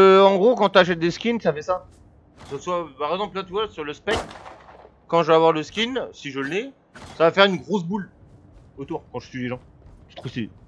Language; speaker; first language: French; native; French